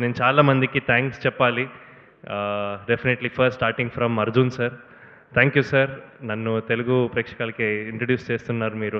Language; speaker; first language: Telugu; non-native, learner; Kannada